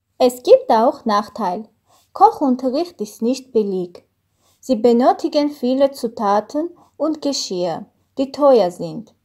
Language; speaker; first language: German; non-native, learner; Armenian